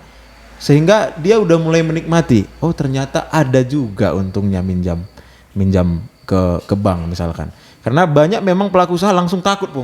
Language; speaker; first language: Indonesian; native; Indonesian